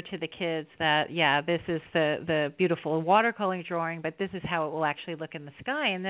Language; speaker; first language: English; native; English